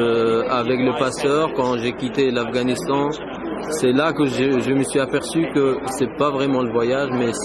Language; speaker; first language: French; non-native, fluent; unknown